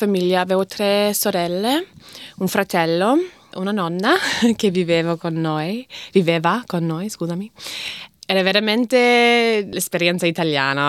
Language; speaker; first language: Italian; non-native, fluent; English